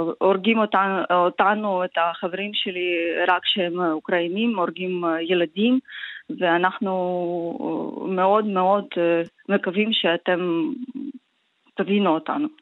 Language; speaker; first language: Hebrew; non-native, learner; Ukrainian